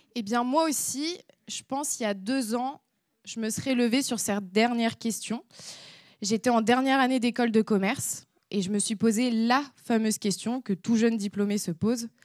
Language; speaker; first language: French; native; French